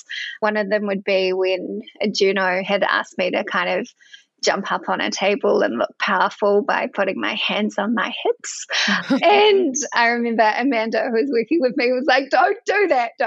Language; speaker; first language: English; native; English